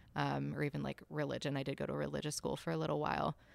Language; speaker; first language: English; native; English